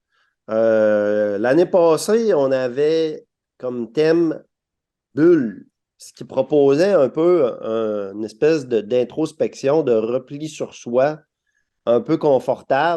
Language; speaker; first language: French; native; French